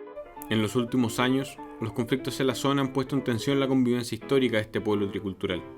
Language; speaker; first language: Spanish; native; Spanish